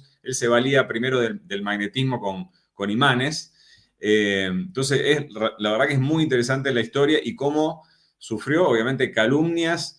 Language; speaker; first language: Spanish; native; Spanish